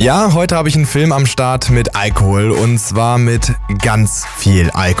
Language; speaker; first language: German; native; German